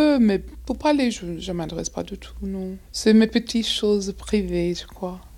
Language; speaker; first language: French; non-native, fluent; English